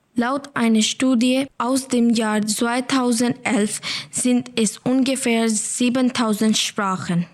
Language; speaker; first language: German; native; German